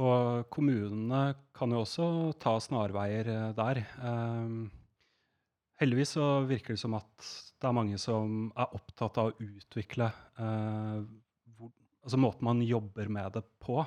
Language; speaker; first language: Norwegian; native; Norwegian